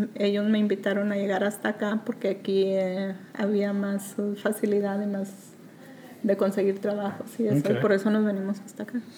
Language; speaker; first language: Spanish; native; Spanish